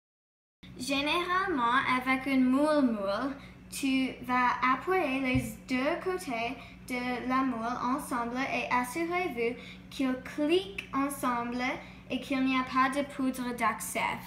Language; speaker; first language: French; non-native, learner; English